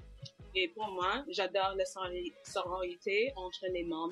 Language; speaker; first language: French; non-native, local second language; English